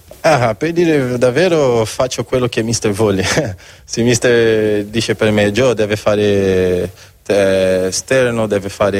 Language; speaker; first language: Italian; non-native, learner; Spanish